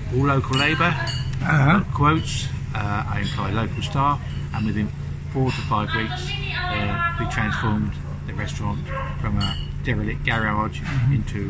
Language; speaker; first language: English; native; English